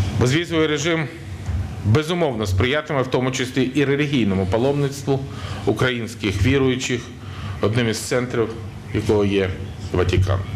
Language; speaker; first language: Ukrainian; native; Ukrainian